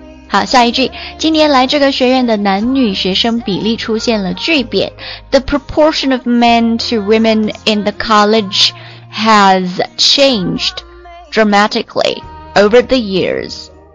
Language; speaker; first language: English; non-native, fluent; Chinese